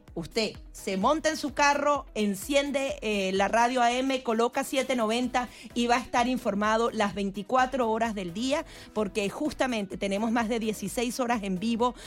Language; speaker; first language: Spanish; native; Spanish